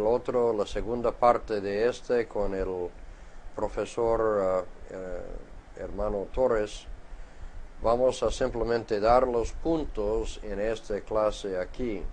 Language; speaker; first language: Spanish; non-native, fluent; English